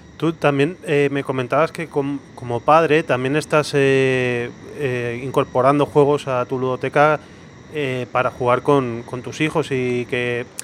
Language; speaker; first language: Spanish; non-native, local second language; Catalan